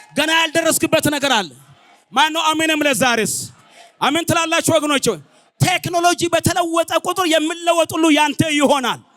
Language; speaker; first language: Amharic; non-native, local second language; Oromo